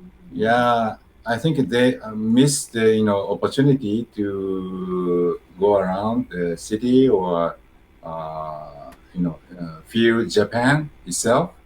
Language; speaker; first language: English; non-native, learner; Japanese